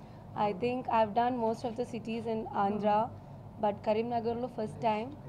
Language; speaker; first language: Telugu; non-native, local second language; Malayalam